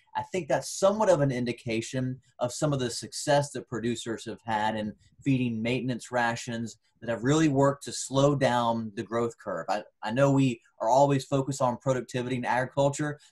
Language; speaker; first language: English; native; English